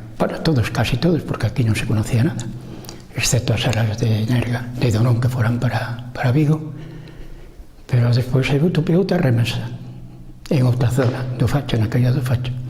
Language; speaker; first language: Galician; native; Galician